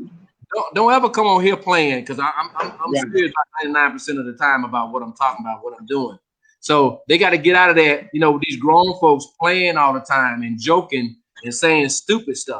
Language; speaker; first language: English; native; English